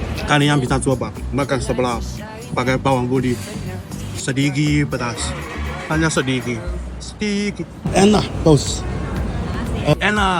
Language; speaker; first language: Indonesian; non-native, learner; Chinese